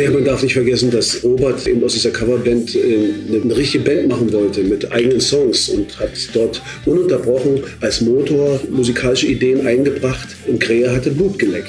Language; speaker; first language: German; native; German